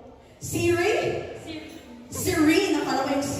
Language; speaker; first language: Filipino; native; Filipino